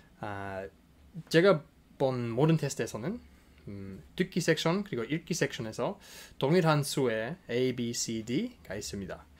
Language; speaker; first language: Korean; non-native, fluent; English